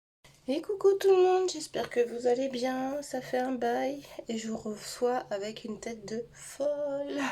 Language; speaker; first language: French; native; French